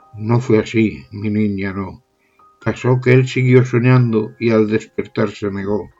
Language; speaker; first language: Spanish; non-native, local second language; Catalan